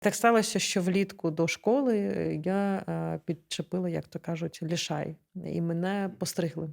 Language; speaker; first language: Ukrainian; non-native, local second language; Crimean Tatar